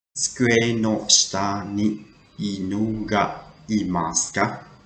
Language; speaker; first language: Japanese; non-native, fluent; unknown